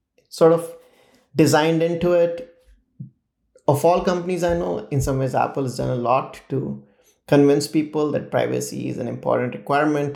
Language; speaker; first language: English; non-native, local second language; Hindi